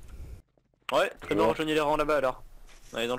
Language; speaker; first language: French; native; French